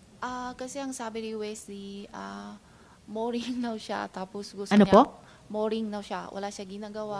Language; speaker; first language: Filipino; non-native, learner; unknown